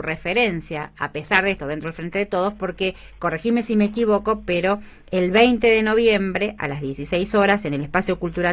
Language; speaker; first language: Spanish; native; Spanish